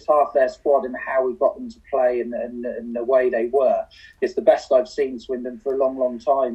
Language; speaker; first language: English; native; English